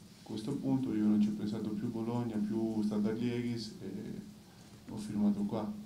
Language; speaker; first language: Italian; non-native, fluent; Greek